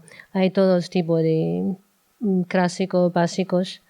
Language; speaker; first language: Spanish; non-native, learner; Chinese